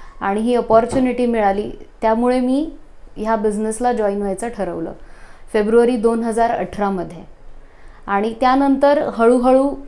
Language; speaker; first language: Marathi; native; Marathi